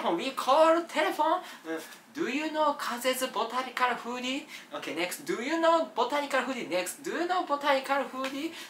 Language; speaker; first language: English; non-native, learner; Japanese